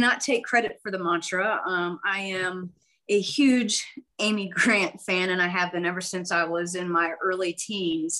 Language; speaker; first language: English; native; English